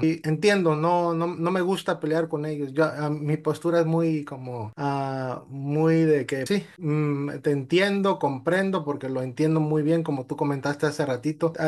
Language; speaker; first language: Spanish; early bilingual, heritage; Spanish